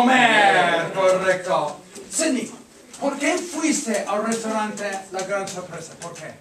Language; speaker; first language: Spanish; non-native, fluent; English